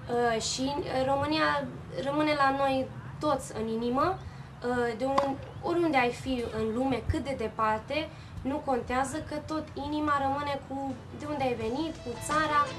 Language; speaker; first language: Romanian; early bilingual, heritage; Romanian